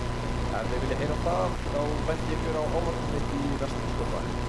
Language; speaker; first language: Icelandic; native; Icelandic